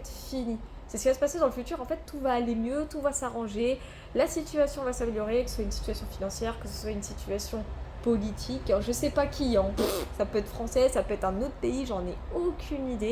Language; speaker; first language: French; native; French